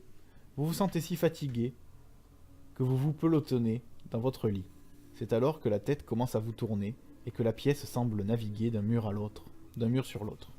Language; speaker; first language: French; native; French